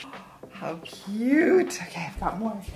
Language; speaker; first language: English; native; English